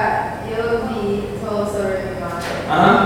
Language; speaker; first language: Spanish; non-native, learner; English